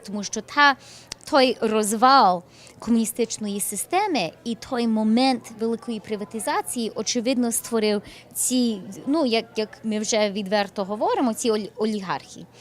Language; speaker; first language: Ukrainian; early bilingual, heritage; English